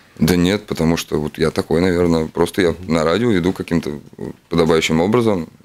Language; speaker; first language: Russian; native; Russian